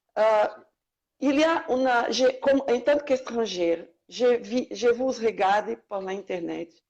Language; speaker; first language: French; non-native, learner; Portuguese